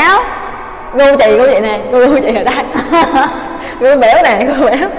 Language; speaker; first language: Korean; non-native, learner; Vietnamese